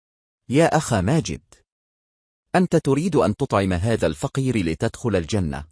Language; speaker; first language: Arabic; non-native, fluent; Bangla